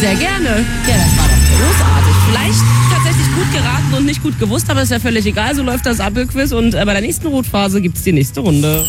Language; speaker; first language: German; native; German